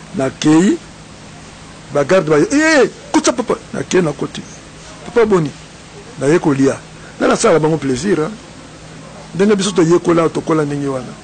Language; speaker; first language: Lingala; native; Lingala